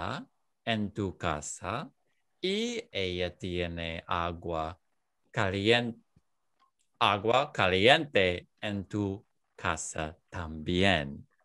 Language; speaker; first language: Spanish; non-native, fluent; English